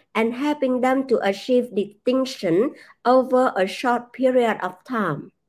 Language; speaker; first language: English; non-native, fluent; Vietnamese